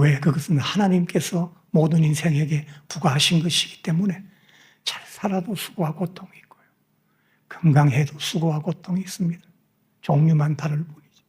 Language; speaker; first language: Korean; native; Korean